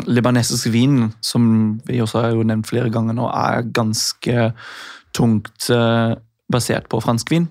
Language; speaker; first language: Norwegian; non-native, fluent; English